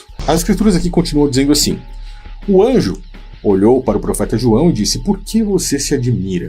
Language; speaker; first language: Portuguese; native; Portuguese